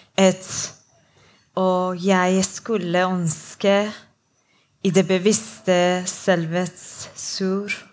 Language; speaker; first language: Norwegian; non-native, learner; Persian